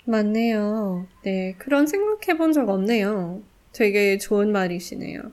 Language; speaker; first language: Korean; non-native, fluent; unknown